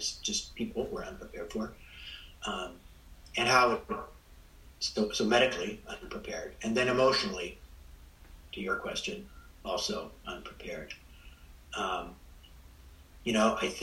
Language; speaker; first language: English; native; English